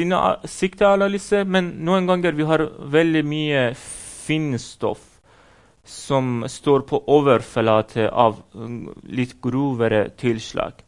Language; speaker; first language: Norwegian; non-native, fluent; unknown